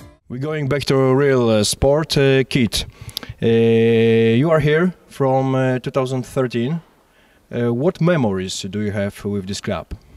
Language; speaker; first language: English; non-native, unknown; Polish